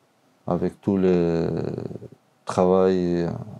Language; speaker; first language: French; non-native, learner; Albanian